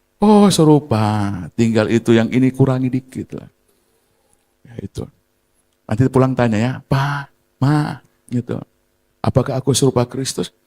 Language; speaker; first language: Indonesian; native; Indonesian